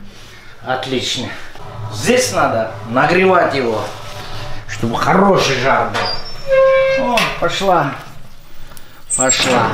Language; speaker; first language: Russian; non-native, fluent; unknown